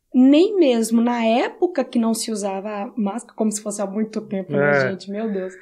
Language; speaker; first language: Portuguese; native; Portuguese